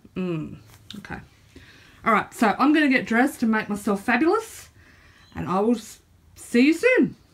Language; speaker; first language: English; native; English